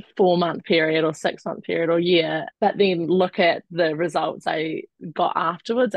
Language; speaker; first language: English; native; English